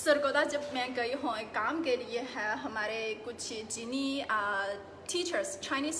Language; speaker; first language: Hindi; non-native, fluent; Chinese